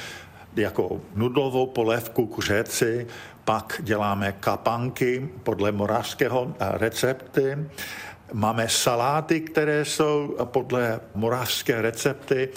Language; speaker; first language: Czech; early bilingual, heritage; Czech